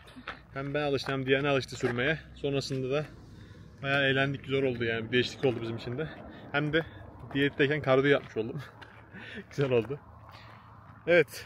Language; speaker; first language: Turkish; native; Turkish